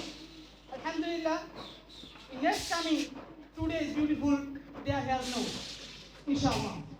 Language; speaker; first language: English; non-native, learner; Bangla